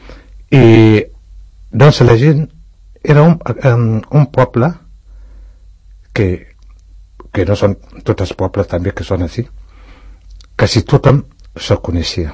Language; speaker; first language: Catalan; non-native, fluent; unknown